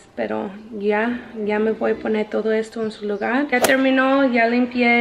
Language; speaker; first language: Spanish; early bilingual, heritage; Spanish